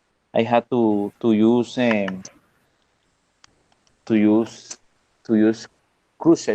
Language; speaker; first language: English; non-native, learner; Spanish